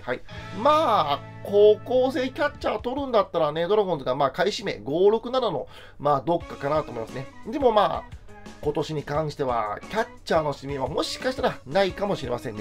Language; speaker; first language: Japanese; native; Japanese